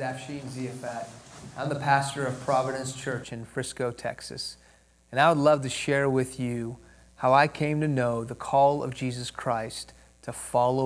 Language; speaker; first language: English; early bilingual, other home language; Persian